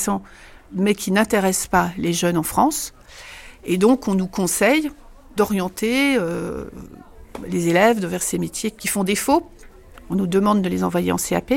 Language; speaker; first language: French; native; French